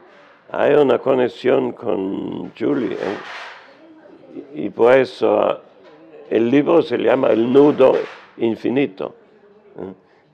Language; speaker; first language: Spanish; non-native, learner; German